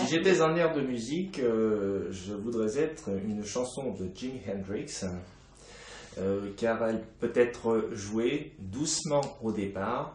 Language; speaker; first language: French; non-native, fluent; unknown